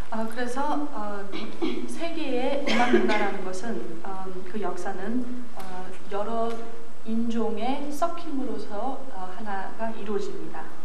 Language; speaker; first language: Korean; native; Korean